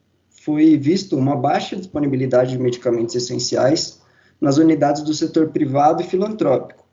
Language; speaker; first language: Portuguese; native; Portuguese